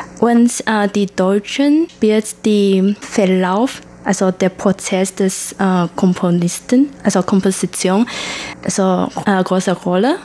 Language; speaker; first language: German; non-native, learner; Chinese